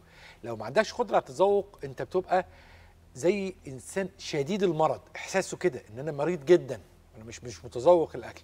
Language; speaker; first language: Arabic; native; Arabic